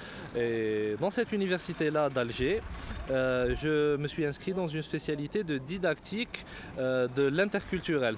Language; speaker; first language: French; non-native, local second language; Arabic